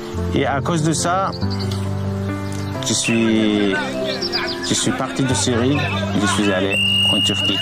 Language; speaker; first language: French; non-native, learner; Arabic